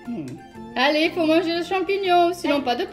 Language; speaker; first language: French; native; French